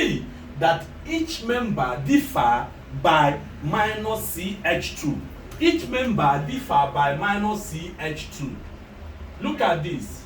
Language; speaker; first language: English; non-native, local second language; Igbo